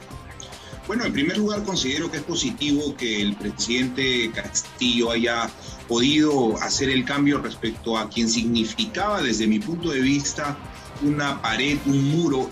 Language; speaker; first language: Spanish; native; Spanish